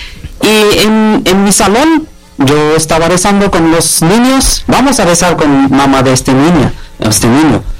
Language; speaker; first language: Spanish; non-native, learner; Bangla